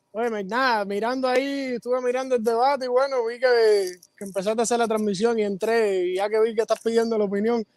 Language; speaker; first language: Spanish; native; Spanish